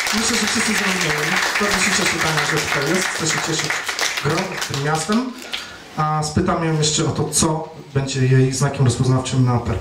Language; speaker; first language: Polish; native; Polish